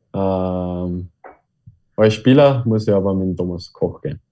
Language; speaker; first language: German; native; German